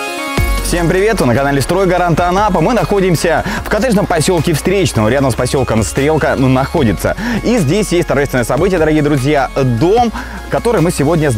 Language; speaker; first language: Russian; native; Russian